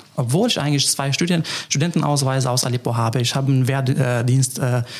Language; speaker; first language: German; non-native, fluent; Arabic